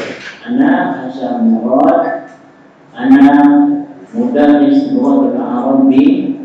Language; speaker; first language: Arabic; non-native, learner; Malay